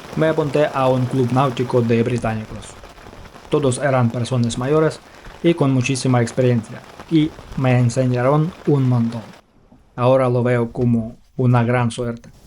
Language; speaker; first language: Spanish; non-native, fluent; Ukrainian